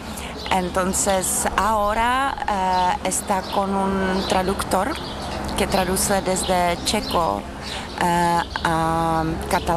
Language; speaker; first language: Spanish; non-native, learner; Czech